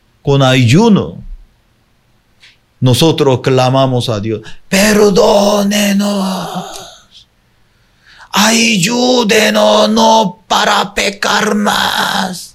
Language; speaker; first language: Spanish; non-native, fluent; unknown